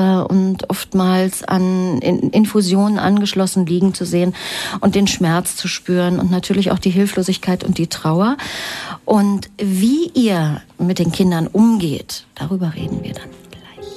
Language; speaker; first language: German; native; German